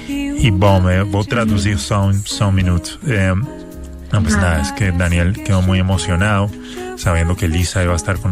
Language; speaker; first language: Portuguese; non-native, fluent; Spanish